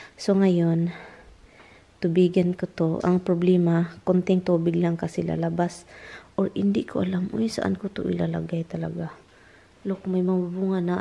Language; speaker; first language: Filipino; non-native, local second language; Cebuano